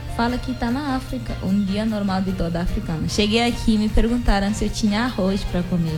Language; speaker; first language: Portuguese; non-native, local second language; Upper Guinea Crioulo